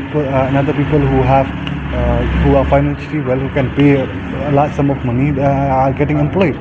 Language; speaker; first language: English; non-native, local second language; Khasi